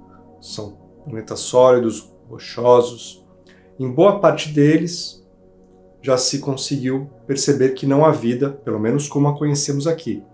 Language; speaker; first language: Portuguese; native; Portuguese